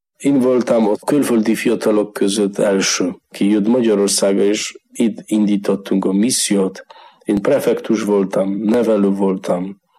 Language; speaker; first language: Hungarian; non-native, learner; Polish